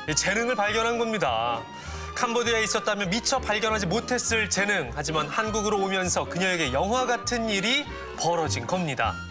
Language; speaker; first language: Korean; native; Korean